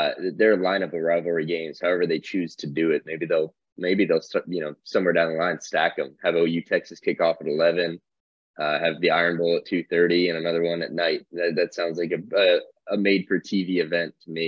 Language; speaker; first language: English; native; English